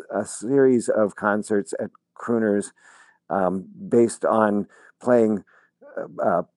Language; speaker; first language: English; native; English